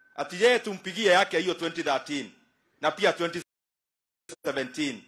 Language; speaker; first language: Swahili; non-native, local second language; Kikuyu